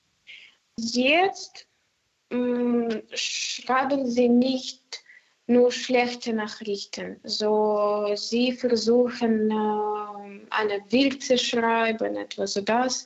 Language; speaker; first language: German; non-native, learner; Ukrainian